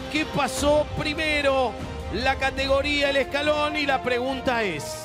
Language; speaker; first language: Spanish; native; Spanish